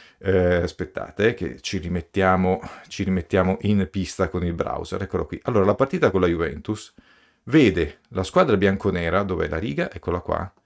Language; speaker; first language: Italian; native; Italian